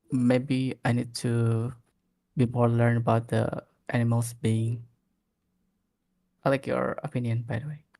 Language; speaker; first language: English; non-native, learner; Indonesian